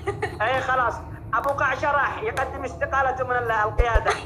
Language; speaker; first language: Arabic; native; Arabic